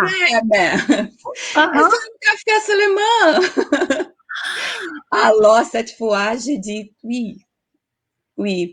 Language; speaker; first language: French; non-native, learner; Portuguese